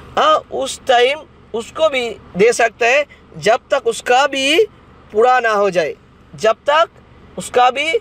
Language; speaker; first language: Hindi; non-native, local second language; Bangla